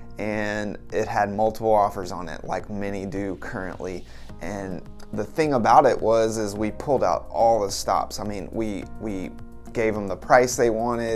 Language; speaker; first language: English; native; English